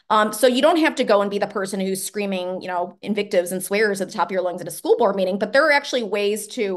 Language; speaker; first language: English; native; English